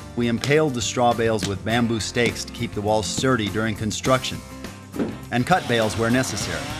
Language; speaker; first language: English; native; English